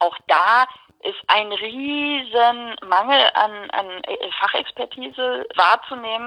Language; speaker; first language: German; native; German